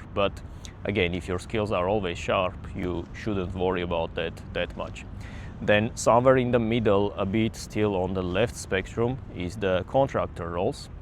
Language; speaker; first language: English; non-native, fluent; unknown